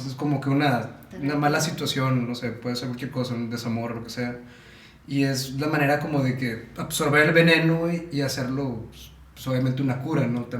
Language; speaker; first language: Spanish; native; Spanish